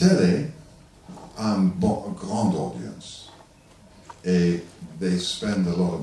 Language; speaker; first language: French; non-native, learner; English